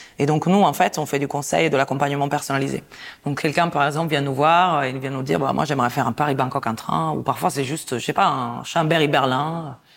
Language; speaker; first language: French; non-native, fluent; Italian